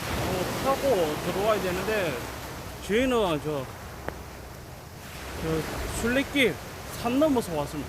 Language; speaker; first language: Korean; native; Korean